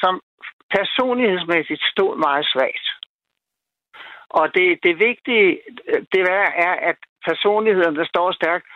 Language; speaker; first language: Danish; native; Danish